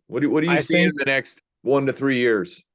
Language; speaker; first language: English; native; English